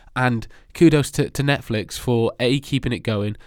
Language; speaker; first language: English; native; English